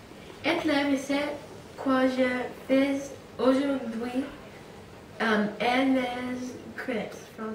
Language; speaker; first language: French; non-native, learner; English